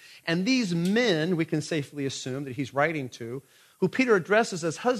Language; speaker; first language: English; native; English